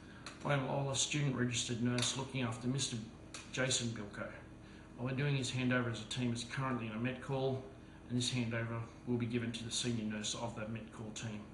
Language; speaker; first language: English; native; English